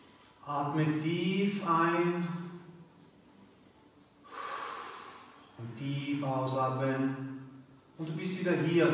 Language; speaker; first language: German; native; German